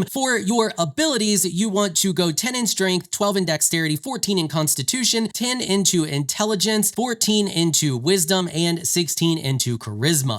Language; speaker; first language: English; native; English